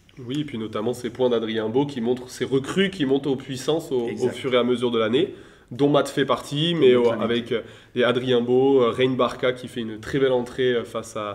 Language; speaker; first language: French; native; French